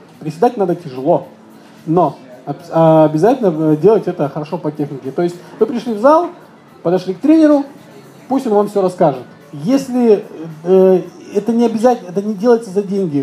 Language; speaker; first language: Russian; native; Russian